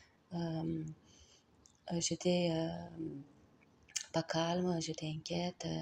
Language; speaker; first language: French; non-native, learner; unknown